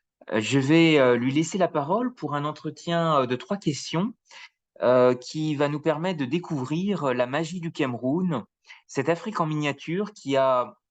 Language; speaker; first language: French; native; French